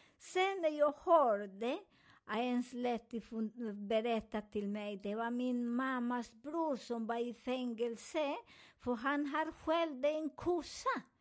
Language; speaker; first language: Swedish; non-native, learner; Spanish